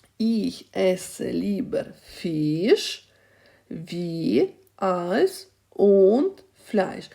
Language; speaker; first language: German; non-native, fluent; Ukrainian